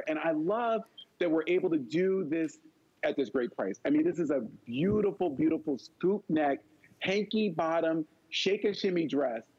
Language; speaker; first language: English; native; English